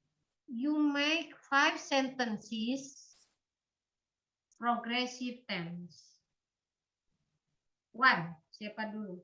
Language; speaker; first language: English; non-native, learner; Indonesian